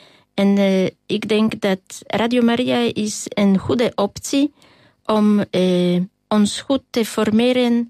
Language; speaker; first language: Dutch; non-native, learner; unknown